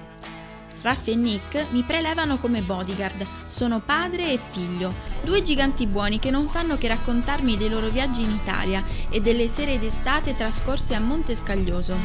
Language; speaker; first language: Italian; native; Italian